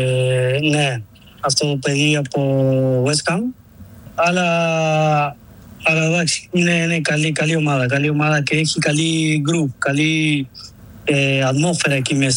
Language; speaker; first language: Greek; non-native, learner; Spanish